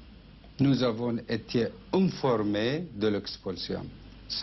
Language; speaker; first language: French; non-native, fluent; Arabic